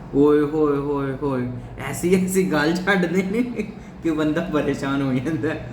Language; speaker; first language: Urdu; non-native, local second language; Punjabi